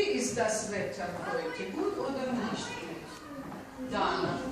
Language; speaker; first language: German; non-native, fluent; Russian